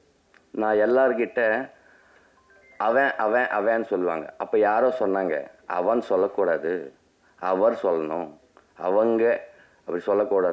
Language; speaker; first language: Tamil; non-native, learner; Telugu